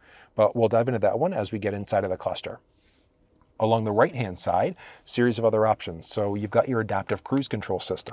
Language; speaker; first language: English; native; English